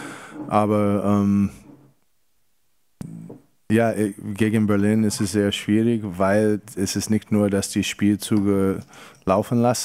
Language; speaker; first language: German; non-native, fluent; English